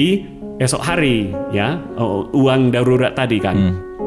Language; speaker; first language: Malay; non-native, fluent; English